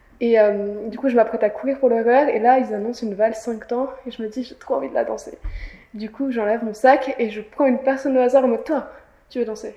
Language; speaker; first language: French; native; French